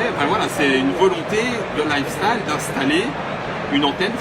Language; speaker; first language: French; native; French